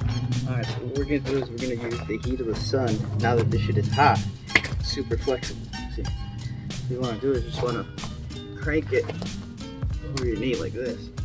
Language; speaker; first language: English; native; English